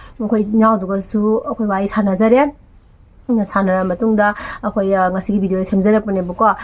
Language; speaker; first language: Manipuri; native; Manipuri